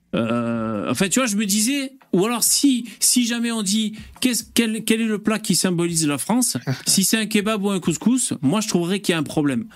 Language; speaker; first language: French; native; French